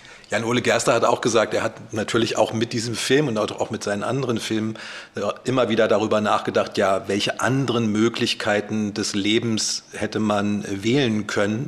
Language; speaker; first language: German; native; German